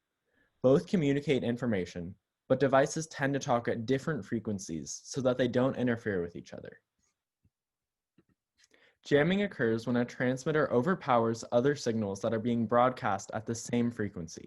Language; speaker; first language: English; native; English